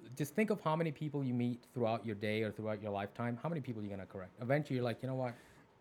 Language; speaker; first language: English; non-native, local second language; Punjabi